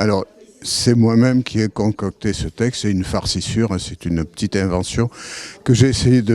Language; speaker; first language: French; native; French